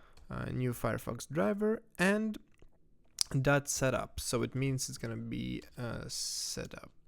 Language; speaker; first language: English; non-native, fluent; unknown